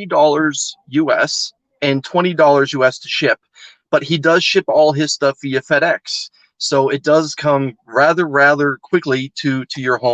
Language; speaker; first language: English; native; English